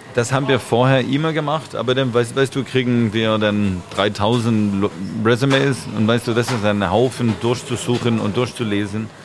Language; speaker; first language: German; non-native, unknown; French